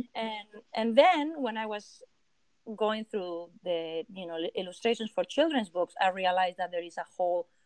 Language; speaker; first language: English; non-native, fluent; Spanish